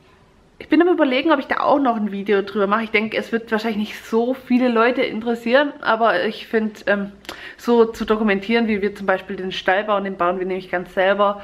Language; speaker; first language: German; native; German